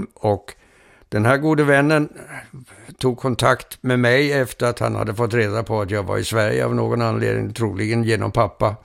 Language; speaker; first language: Swedish; early bilingual, heritage; Swedish